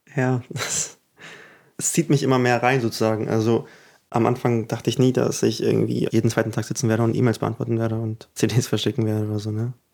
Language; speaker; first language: German; early bilingual, other home language; Ukrainian